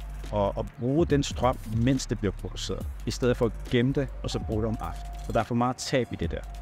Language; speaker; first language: Danish; non-native, fluent; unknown